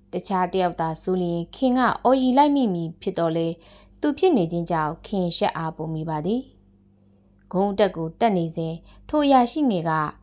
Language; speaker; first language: Burmese; native; Burmese